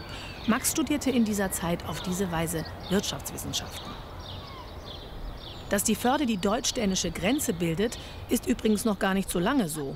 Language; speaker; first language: German; native; German